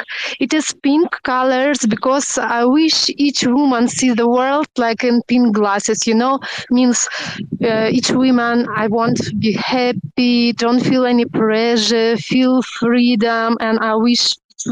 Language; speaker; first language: English; non-native, learner; Russian